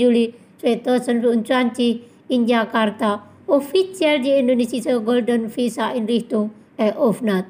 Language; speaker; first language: German; non-native, fluent; Indonesian